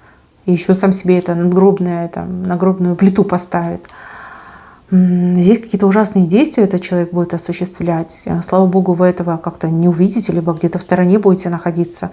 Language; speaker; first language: Russian; native; Russian